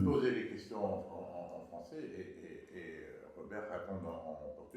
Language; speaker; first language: French; native; French